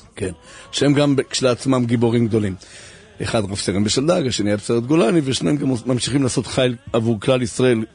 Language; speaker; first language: Hebrew; native; Hebrew